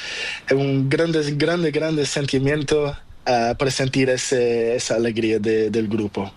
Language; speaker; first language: Spanish; non-native, learner; Portuguese